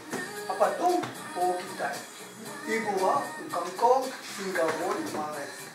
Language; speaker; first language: Russian; non-native, learner; Chinese